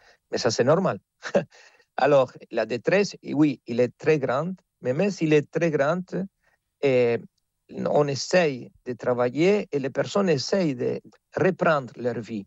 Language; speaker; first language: French; non-native, fluent; Spanish